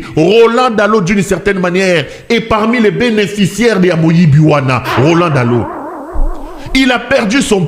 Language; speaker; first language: French; non-native, local second language; Lingala